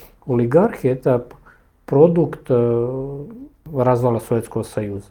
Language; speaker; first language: Russian; non-native, fluent; Serbian